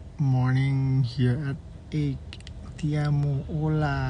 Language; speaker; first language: English; non-native, learner; Thai